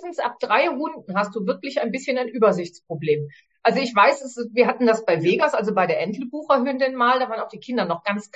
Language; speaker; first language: German; native; German